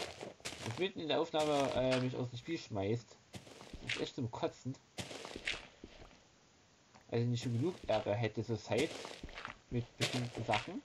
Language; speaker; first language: German; native; German